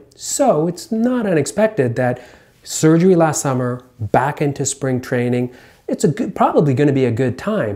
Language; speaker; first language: English; native; English